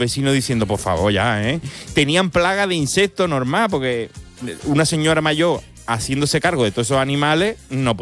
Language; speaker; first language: Spanish; native; Spanish